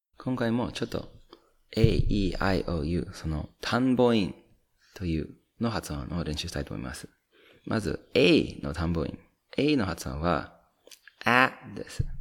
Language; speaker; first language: Japanese; non-native, fluent; English